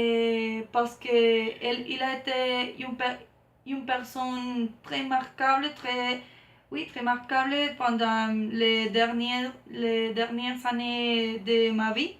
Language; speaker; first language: French; non-native, learner; Spanish